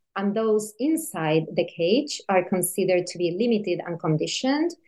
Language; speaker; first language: English; non-native, fluent; Spanish